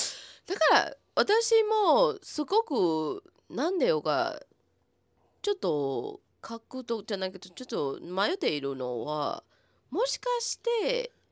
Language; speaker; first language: Japanese; non-native, fluent; Chinese